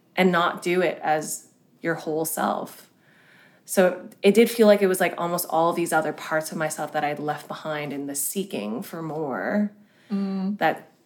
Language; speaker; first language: English; early bilingual, other home language; Cantonese